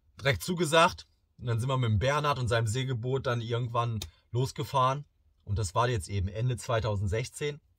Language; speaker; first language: German; early bilingual, other home language; Bosnian